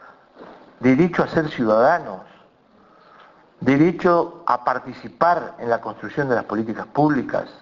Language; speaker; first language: Spanish; native; Spanish